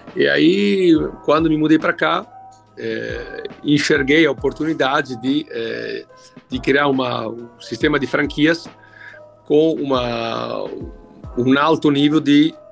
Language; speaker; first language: Portuguese; non-native, fluent; Italian